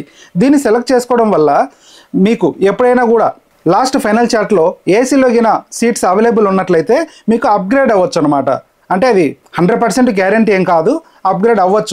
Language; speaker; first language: Telugu; native; Telugu